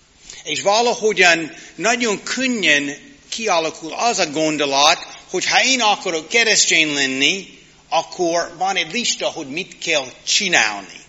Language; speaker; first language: Hungarian; non-native, learner; English